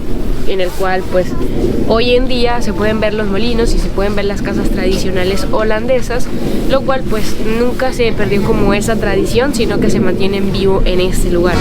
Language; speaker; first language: Spanish; native; Spanish